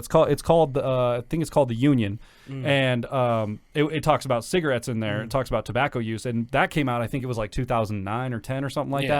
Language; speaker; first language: English; native; English